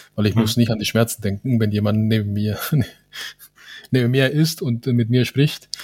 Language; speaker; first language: German; non-native, fluent; Spanish